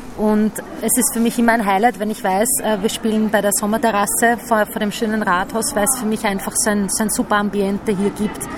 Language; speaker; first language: German; native; German